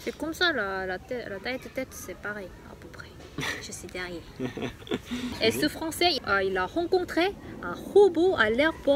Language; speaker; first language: French; non-native, fluent; Korean